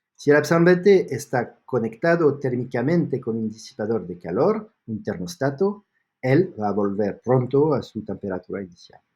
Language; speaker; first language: Spanish; non-native, fluent; French